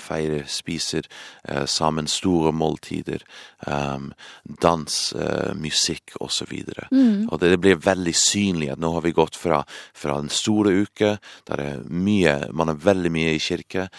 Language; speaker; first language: Norwegian; non-native, fluent; English